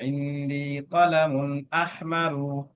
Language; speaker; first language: Arabic; non-native, fluent; Bangla